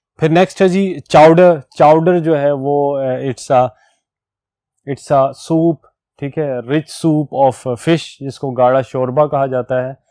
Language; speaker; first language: Urdu; non-native, local second language; Pashto